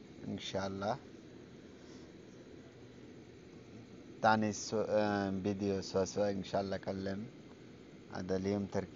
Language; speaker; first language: Arabic; non-native, learner; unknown